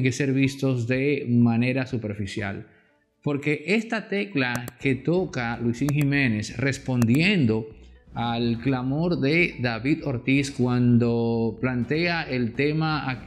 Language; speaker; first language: Spanish; native; Spanish